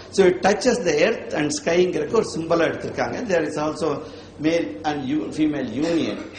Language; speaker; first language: English; non-native, local second language; Tamil